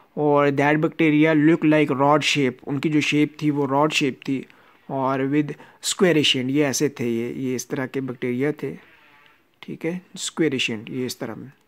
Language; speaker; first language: Urdu; non-native, local second language; Punjabi